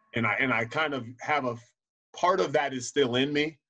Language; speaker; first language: English; native; English